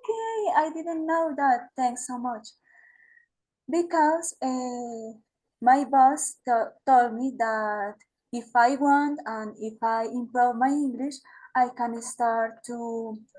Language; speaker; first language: English; non-native, learner; Spanish